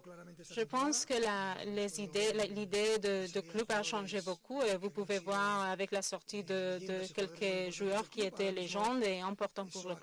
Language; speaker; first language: French; non-native, fluent; Spanish